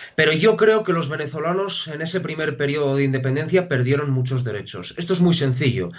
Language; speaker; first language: Spanish; native; Spanish